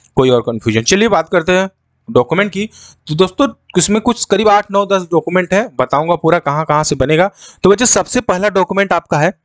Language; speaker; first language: Hindi; native; Hindi